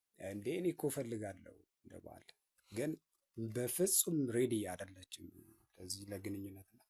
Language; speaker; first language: Amharic; native; Amharic